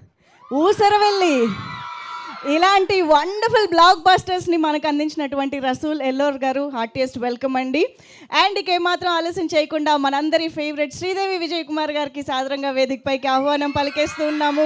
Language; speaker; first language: Telugu; native; Telugu